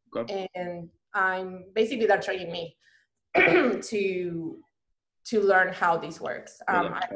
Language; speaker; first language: English; non-native, fluent; Spanish